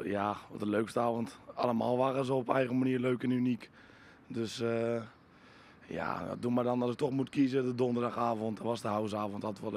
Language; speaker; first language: Dutch; native; Dutch